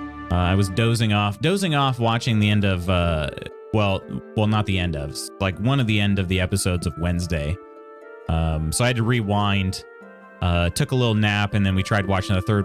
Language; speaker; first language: English; native; English